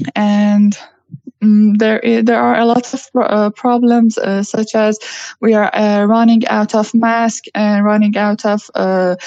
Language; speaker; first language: English; non-native, learner; Persian